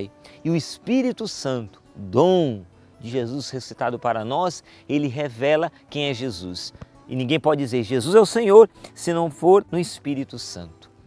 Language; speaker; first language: Portuguese; native; Portuguese